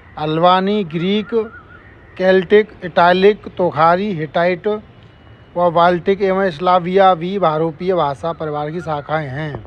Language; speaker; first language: Hindi; native; Hindi